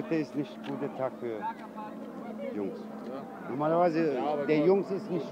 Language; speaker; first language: German; non-native, learner; Turkish